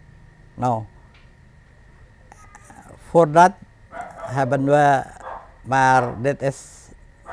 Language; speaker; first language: Dutch; non-native, fluent; Indonesian